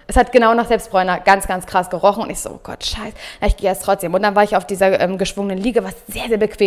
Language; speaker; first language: German; native; German